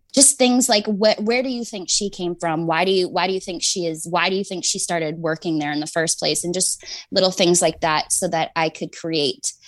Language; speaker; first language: English; native; English